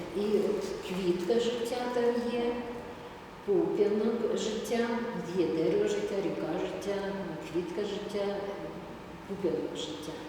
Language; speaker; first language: Ukrainian; native; Ukrainian